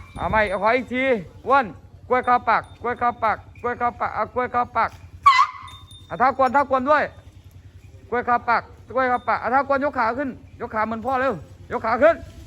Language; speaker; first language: Thai; native; Thai